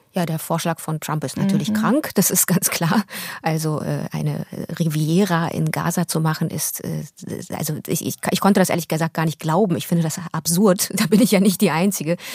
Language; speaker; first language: German; early bilingual, other home language; Russian